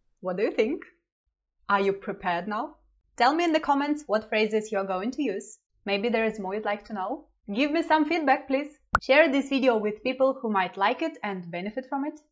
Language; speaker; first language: English; non-native, fluent; Russian